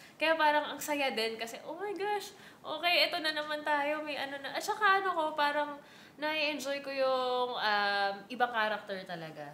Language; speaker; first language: Filipino; native; Filipino